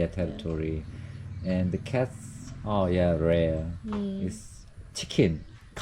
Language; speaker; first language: English; non-native, learner; Korean